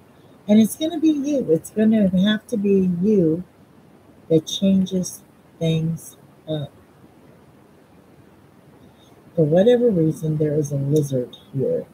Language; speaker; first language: English; native; English